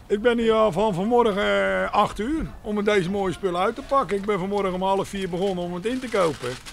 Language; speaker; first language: Dutch; native; Dutch